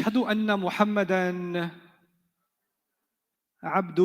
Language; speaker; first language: Arabic; non-native, fluent; English